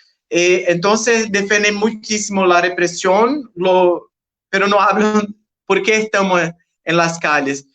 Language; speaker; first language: Spanish; non-native, learner; Portuguese